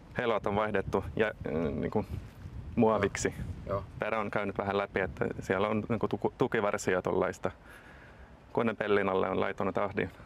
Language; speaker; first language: Finnish; non-native, local second language; Swedish